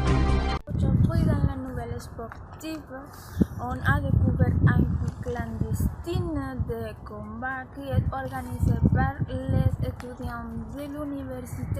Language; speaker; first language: French; non-native, learner; Spanish